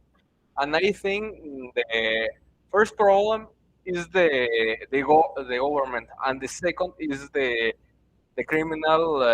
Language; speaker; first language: English; non-native, learner; Spanish